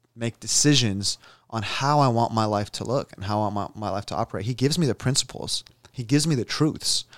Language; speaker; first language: English; native; English